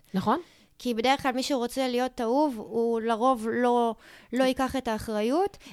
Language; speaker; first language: Hebrew; non-native, fluent; English